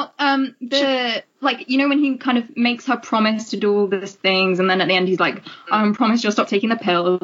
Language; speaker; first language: English; native; English